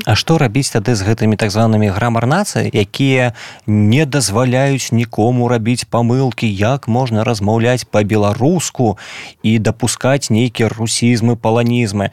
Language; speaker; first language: Belarusian; non-native, local second language; Russian